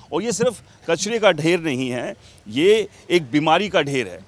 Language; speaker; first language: Hindi; native; Hindi